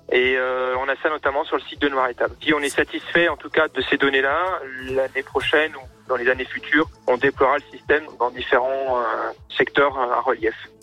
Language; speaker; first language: French; native; French